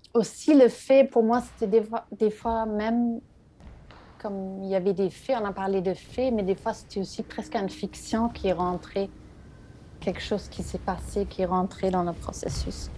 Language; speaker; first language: French; non-native, fluent; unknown